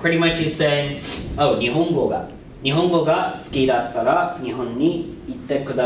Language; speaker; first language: Japanese; non-native, learner; English